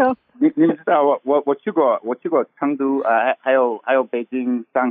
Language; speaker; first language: Chinese; non-native, learner; English